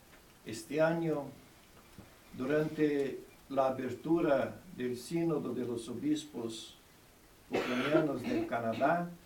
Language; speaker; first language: Spanish; non-native, fluent; Portuguese